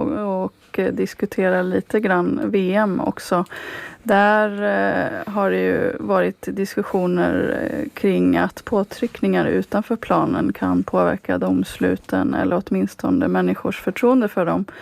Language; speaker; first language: Swedish; native; Swedish